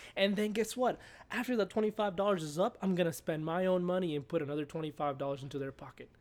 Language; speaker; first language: English; early bilingual, other home language; Spanish